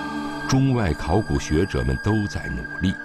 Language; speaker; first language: Chinese; native; Chinese